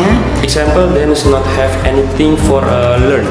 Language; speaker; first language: English; non-native, learner; Indonesian